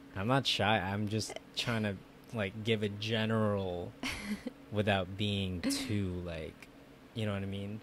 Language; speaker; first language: English; early bilingual, other home language; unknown